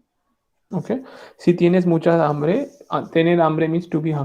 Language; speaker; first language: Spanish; non-native, fluent; Hindi